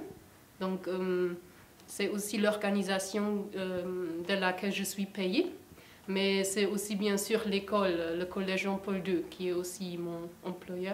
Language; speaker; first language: French; non-native, fluent; German